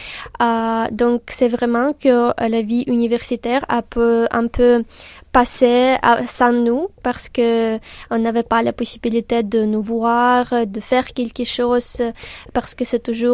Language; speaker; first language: French; non-native, learner; Ukrainian